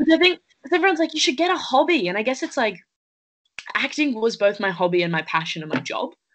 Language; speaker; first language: English; native; English